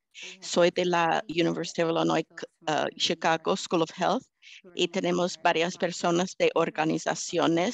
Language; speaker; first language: Spanish; early bilingual, heritage; English